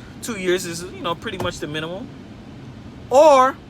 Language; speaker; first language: English; native; English